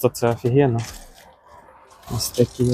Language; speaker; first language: Ukrainian; native; Ukrainian